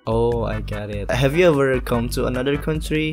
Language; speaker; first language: English; non-native, learner; Indonesian